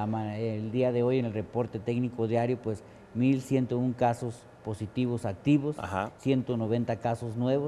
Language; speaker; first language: Spanish; native; Spanish